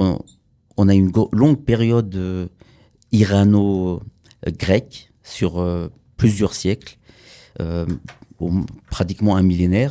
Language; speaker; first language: French; early bilingual, other home language; Kurdish